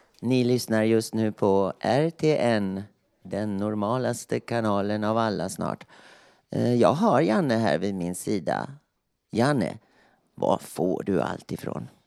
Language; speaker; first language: Swedish; native; Swedish